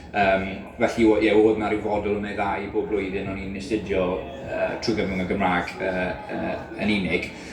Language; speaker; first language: Welsh; native; Welsh